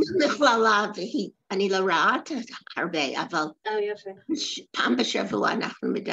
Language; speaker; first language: Hebrew; non-native, learner; English